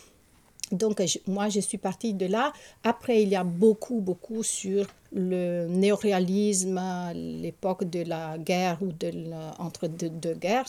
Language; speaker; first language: French; non-native, fluent; Italian